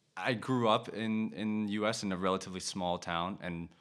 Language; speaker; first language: English; native; English